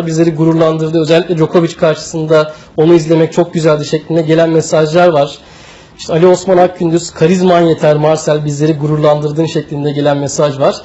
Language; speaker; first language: Turkish; native; Turkish